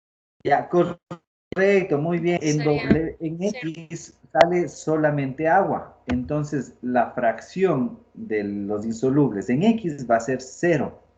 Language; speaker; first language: Spanish; native; Spanish